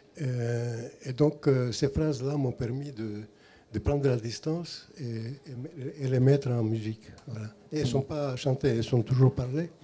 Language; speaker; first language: French; non-native, fluent; Greek